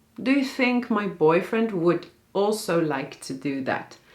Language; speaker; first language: English; non-native, fluent; Dutch